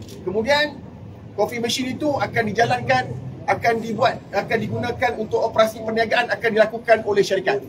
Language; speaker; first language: Malay; native; Malay